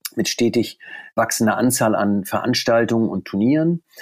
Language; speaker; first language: German; native; German